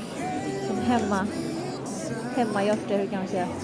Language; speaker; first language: Swedish; non-native, learner; Japanese